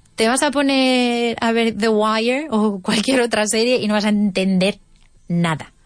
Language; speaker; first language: English; non-native, fluent; Spanish